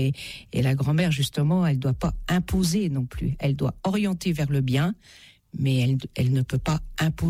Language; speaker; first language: French; native; French